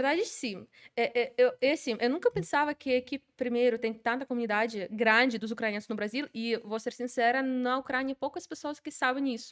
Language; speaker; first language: Portuguese; non-native, fluent; Ukrainian